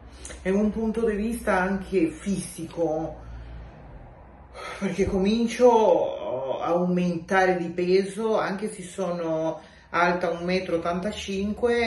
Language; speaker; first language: Italian; non-native, local second language; Spanish